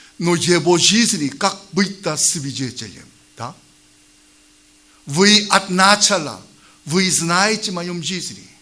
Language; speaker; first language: Russian; non-native, learner; Korean